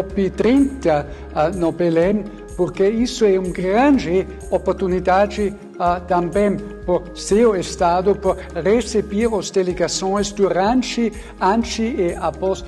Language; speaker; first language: Portuguese; non-native, fluent; German